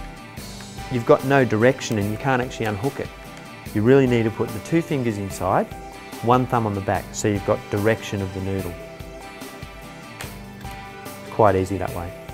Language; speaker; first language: English; native; English